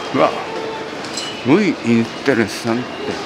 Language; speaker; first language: Spanish; non-native, learner; Japanese